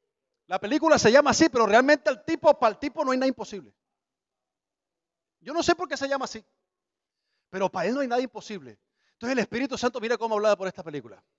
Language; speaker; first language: Spanish; native; Spanish